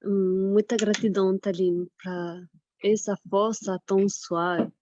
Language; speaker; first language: Portuguese; non-native, fluent; French